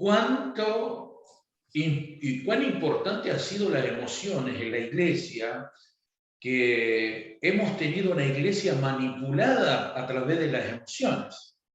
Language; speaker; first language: Spanish; native; Spanish